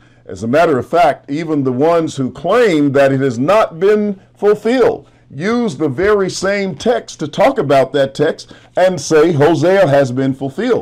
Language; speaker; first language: English; native; English